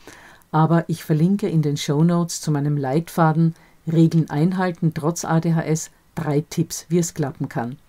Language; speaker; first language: German; native; German